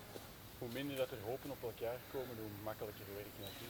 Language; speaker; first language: Dutch; native; Dutch